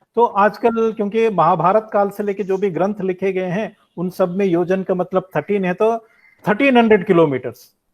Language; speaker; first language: Hindi; native; Hindi